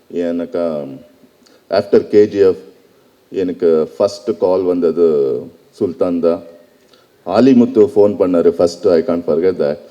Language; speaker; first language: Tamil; non-native, learner; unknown